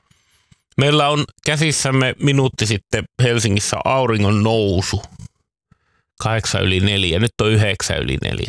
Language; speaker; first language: Finnish; native; Finnish